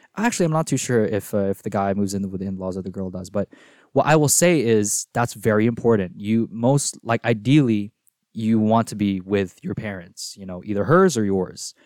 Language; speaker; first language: English; non-native, local second language; Filipino